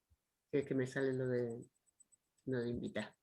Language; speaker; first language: Spanish; native; Spanish